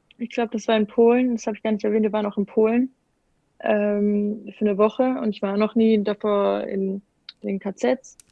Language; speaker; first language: German; native; German